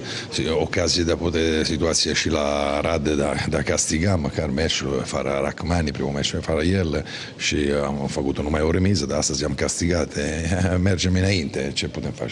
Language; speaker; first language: Romanian; non-native, fluent; Italian